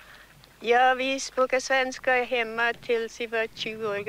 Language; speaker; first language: Swedish; early bilingual, heritage; Swedish